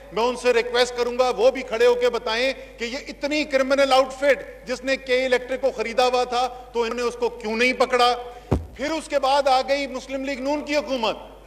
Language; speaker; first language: Urdu; native; Urdu